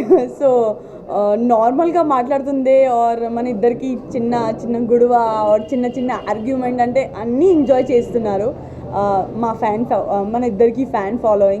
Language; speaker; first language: Telugu; non-native, learner; Gujarati